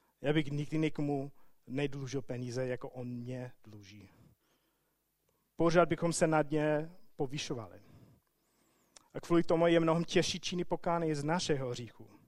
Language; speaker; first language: Czech; non-native, fluent; English